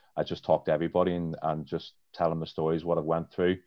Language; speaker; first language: English; native; English